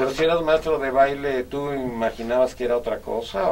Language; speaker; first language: Spanish; native; Spanish